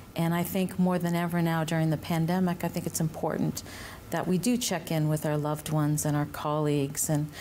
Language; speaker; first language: English; native; English